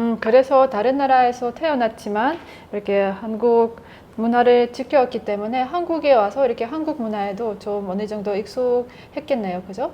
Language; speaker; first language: Korean; non-native, fluent; Russian